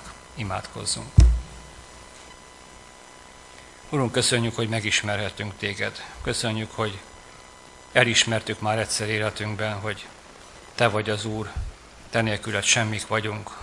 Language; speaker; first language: Hungarian; native; Hungarian